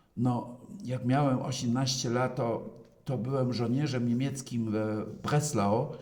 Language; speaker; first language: Polish; non-native, fluent; German